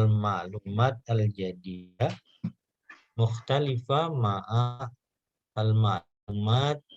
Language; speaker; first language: Arabic; non-native, fluent; Indonesian